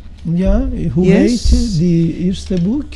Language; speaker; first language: Dutch; non-native, learner; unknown